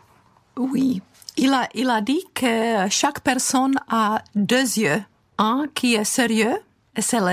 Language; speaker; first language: French; non-native, fluent; Czech